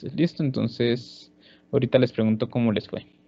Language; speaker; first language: Spanish; native; Spanish